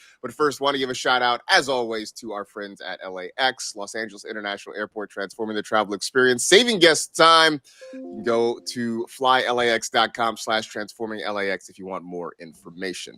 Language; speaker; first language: English; native; English